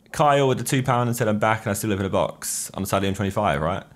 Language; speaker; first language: English; native; English